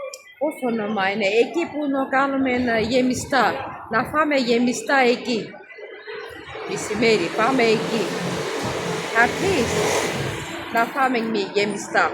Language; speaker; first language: Greek; non-native, learner; Armenian